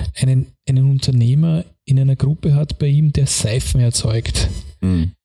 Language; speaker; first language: German; native; German